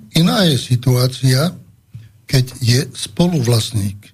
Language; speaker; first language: Slovak; native; Slovak